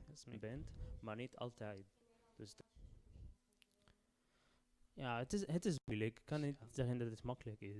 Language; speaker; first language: Dutch; non-native, learner; Arabic